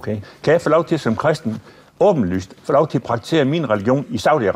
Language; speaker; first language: Danish; native; Danish